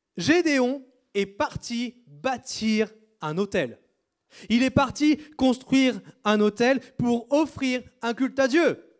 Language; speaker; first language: French; native; French